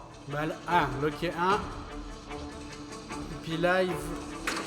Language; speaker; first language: French; native; French